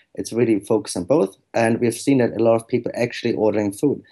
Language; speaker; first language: English; non-native, fluent; German